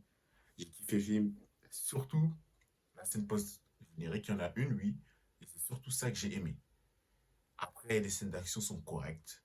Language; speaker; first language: French; native; French